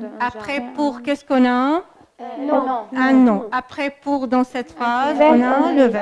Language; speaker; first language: French; non-native, fluent; Arabic